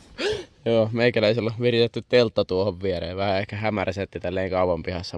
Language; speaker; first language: Finnish; native; Finnish